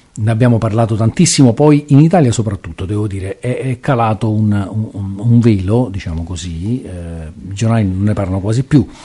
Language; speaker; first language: Italian; native; Italian